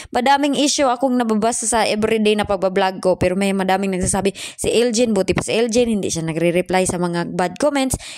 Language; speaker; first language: Filipino; non-native, local second language; Cebuano